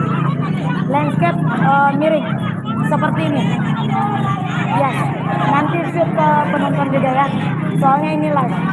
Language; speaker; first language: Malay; non-native, local second language; Minangkabau